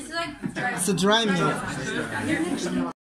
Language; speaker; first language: English; non-native, learner; Russian